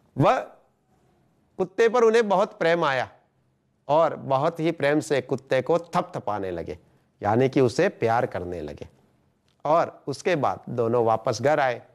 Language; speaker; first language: Hindi; non-native, local second language; Gujarati